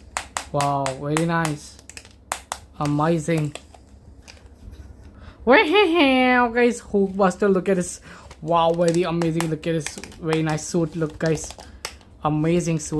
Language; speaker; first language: English; non-native, learner; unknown